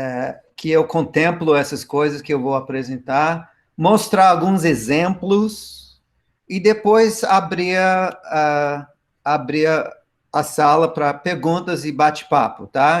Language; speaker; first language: Portuguese; non-native, fluent; English